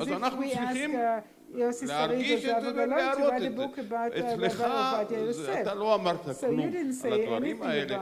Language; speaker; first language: Hebrew; non-native, fluent; Georgian